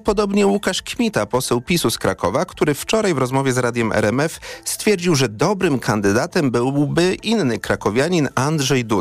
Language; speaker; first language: Polish; native; Polish